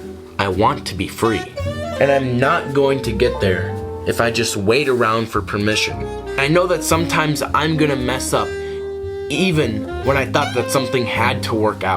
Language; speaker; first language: English; native; English